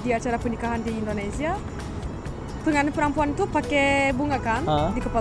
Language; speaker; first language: Indonesian; non-native, fluent; Turkish